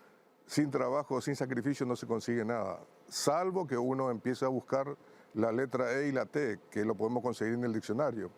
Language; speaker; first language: Spanish; native; Spanish